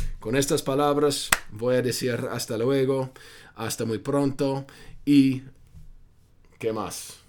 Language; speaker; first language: Spanish; non-native, fluent; English